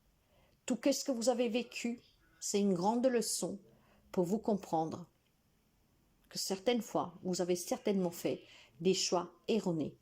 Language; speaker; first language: French; non-native, fluent; Italian